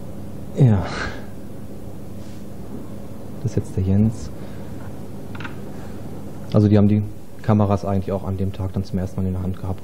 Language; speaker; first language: German; native; German